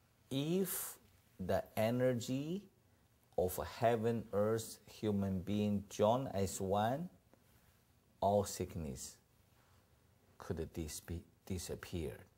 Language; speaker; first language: English; non-native, fluent; Chinese